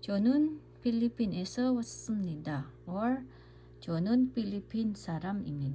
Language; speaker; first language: Korean; non-native, fluent; Filipino